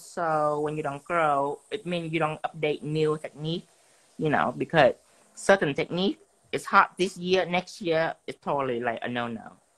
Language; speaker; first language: English; non-native, fluent; Vietnamese